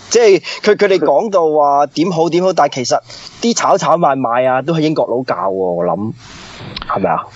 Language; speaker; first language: Cantonese; early bilingual, heritage; Cantonese